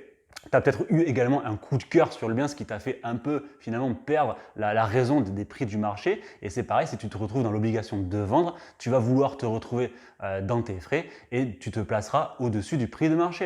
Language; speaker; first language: French; native; French